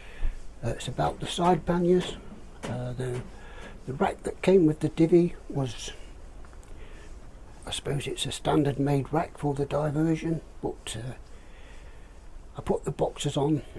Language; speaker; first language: English; native; English